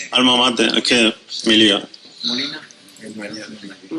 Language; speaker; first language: Spanish; native; Spanish